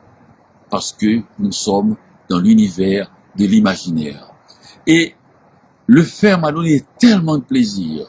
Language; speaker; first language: French; non-native, local second language; Haitian Creole